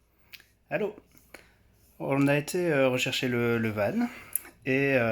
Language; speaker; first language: French; native; French